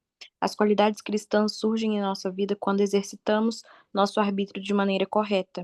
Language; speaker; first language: Portuguese; native; Portuguese